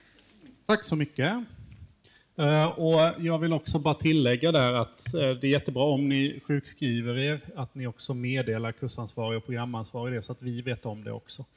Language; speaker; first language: Swedish; native; Swedish